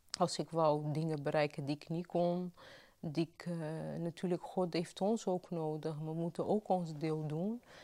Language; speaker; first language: Dutch; non-native, fluent; Portuguese